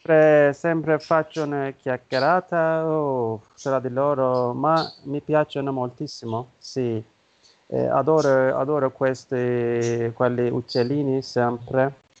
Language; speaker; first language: Italian; non-native, learner; Turkish